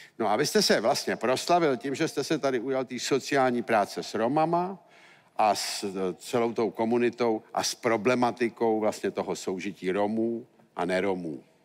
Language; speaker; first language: Czech; native; Czech